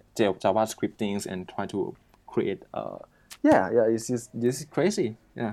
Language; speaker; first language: English; non-native, learner; Thai